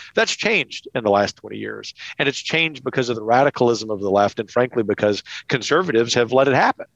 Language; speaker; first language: English; native; English